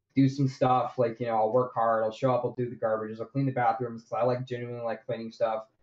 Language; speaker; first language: English; native; English